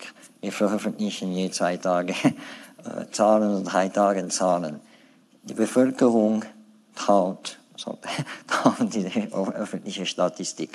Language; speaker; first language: German; non-native, fluent; French